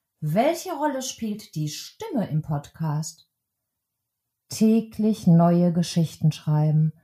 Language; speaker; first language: German; native; German